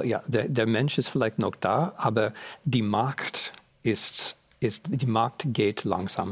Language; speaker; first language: German; non-native, fluent; English